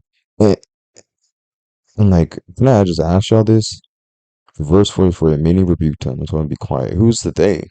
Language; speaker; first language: English; native; English